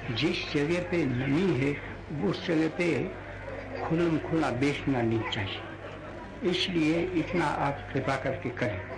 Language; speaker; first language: Hindi; non-native, local second language; Gujarati